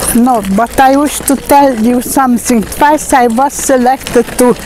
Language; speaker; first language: English; non-native, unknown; Hungarian